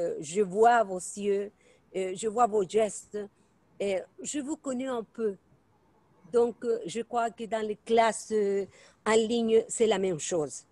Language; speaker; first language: French; non-native, fluent; Spanish